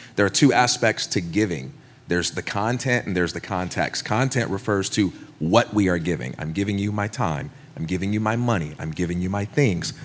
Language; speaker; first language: English; native; English